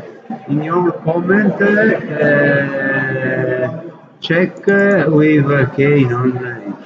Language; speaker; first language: English; non-native, learner; Italian